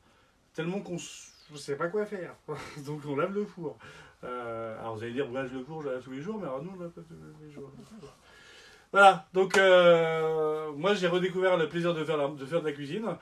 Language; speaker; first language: French; native; French